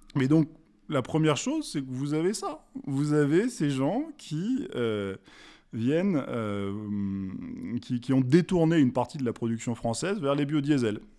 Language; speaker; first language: French; native; French